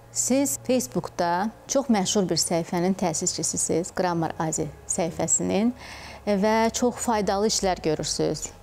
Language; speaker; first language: Azerbaijani; native; Azerbaijani